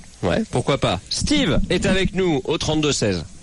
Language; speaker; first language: French; native; French